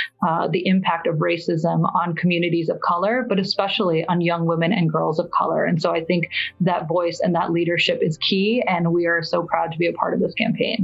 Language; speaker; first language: English; early bilingual, other home language; Persian